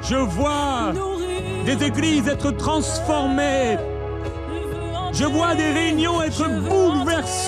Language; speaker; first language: French; native; French